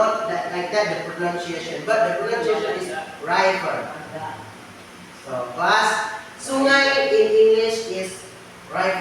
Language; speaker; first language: English; non-native, learner; Indonesian